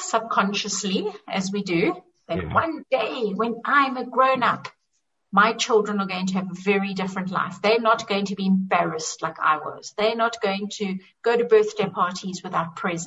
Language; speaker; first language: English; native; English